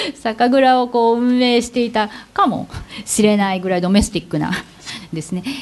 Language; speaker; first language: Japanese; native; Japanese